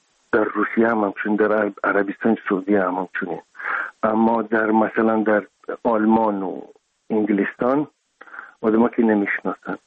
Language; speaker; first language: Persian; non-native, local second language; Russian